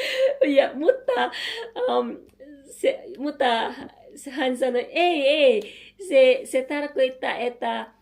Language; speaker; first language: Finnish; non-native, learner; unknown